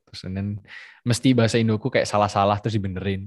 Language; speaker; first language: English; non-native, fluent; Indonesian